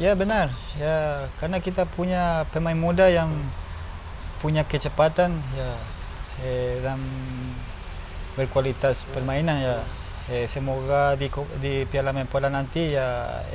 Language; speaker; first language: Indonesian; non-native, learner; Spanish